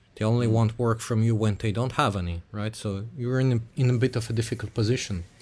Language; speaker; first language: English; early bilingual, other home language; Russian